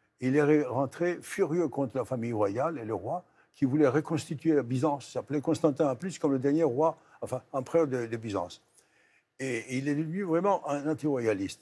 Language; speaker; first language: French; non-native, fluent; Greek